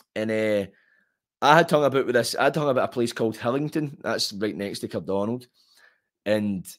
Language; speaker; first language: English; native; English